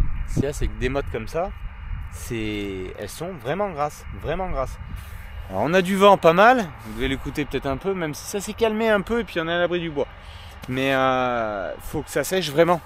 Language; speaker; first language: French; native; French